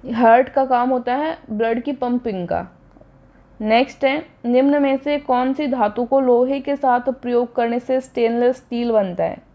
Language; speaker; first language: Hindi; native; Hindi